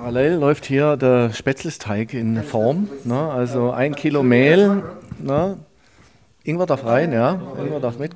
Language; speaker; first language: German; native; German